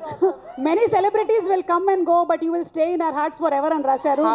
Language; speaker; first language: Telugu; native; Telugu